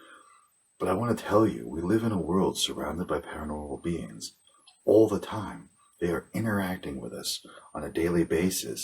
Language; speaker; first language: English; native; English